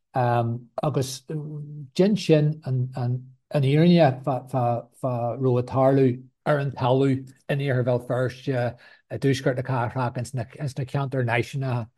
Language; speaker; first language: Irish; non-native, local second language; English